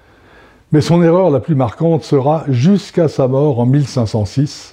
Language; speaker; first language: French; native; French